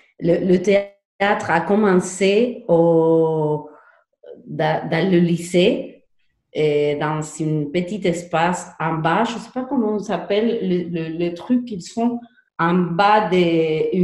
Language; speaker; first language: French; non-native, learner; Spanish